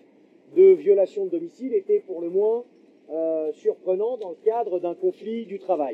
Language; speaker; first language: French; native; French